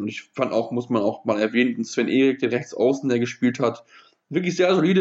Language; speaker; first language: German; native; German